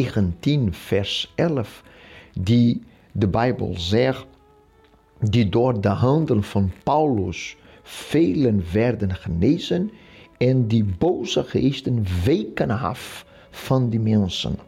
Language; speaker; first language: Dutch; non-native, fluent; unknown